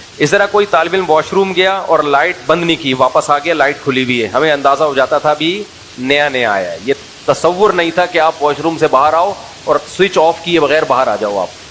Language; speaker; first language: Urdu; native; Urdu